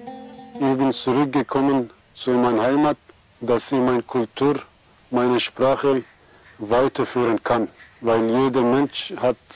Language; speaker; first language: German; non-native, fluent; Aramaic